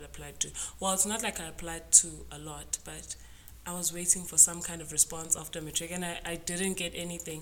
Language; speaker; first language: English; non-native, local second language; Zulu